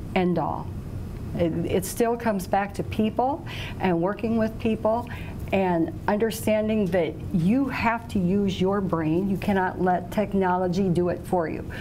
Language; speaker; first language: English; native; English